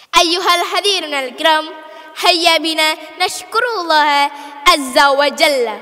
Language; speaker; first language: Arabic; non-native, learner; Indonesian